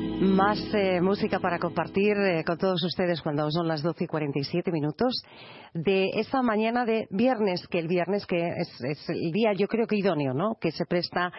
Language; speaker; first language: Spanish; native; Spanish